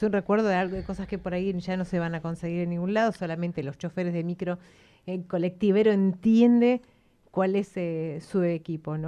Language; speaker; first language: Spanish; native; Spanish